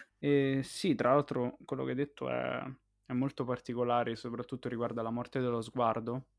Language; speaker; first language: Italian; native; Italian